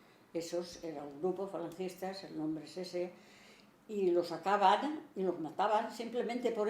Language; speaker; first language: Spanish; native; Spanish